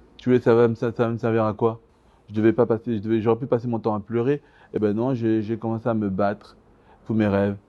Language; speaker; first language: French; early bilingual, other home language; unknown